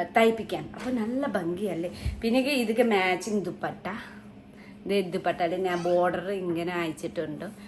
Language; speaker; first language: Malayalam; native; Malayalam